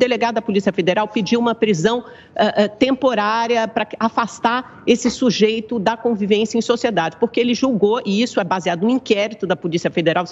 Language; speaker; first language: Portuguese; native; Portuguese